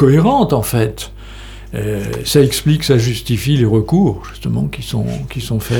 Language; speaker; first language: French; native; French